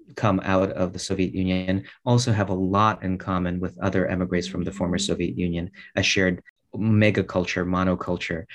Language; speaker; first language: English; early bilingual, other home language; Russian